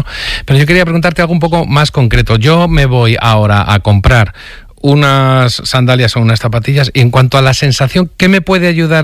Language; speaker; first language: Spanish; native; Spanish